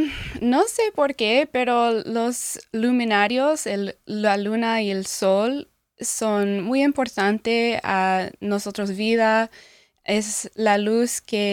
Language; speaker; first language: Spanish; non-native, learner; English